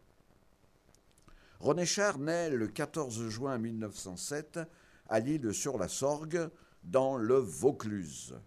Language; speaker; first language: French; native; French